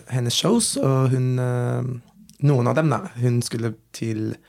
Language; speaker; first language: Norwegian; non-native, fluent; English